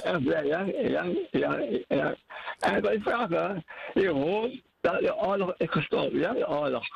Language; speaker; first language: Dutch; non-native, learner; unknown